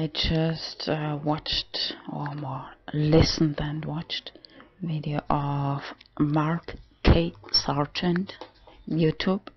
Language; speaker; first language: English; non-native, fluent; German